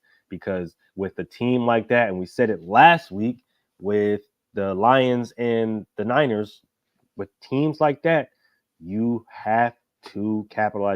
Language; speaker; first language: English; native; English